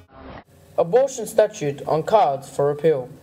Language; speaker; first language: English; native; English